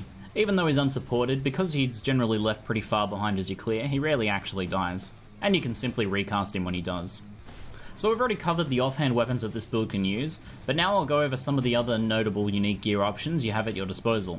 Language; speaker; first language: English; native; English